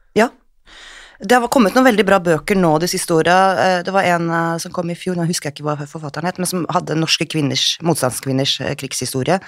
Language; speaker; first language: Norwegian; native; Norwegian